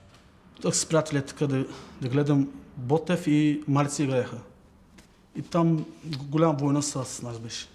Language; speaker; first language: Bulgarian; non-native, local second language; Turkish